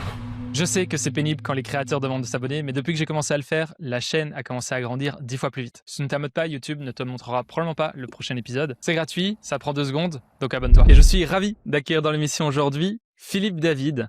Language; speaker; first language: French; native; French